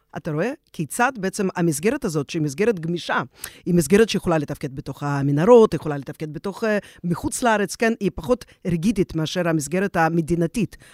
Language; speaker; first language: Hebrew; non-native, fluent; Russian